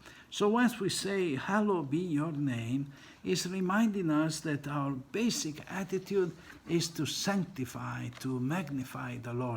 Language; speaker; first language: English; non-native, fluent; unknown